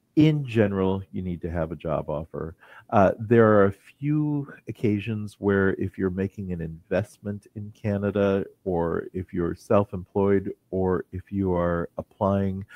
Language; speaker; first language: English; native; English